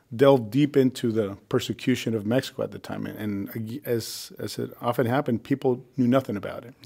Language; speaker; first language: English; early bilingual, other home language; Spanish